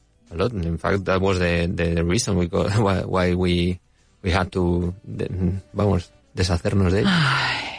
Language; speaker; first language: English; non-native, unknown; Spanish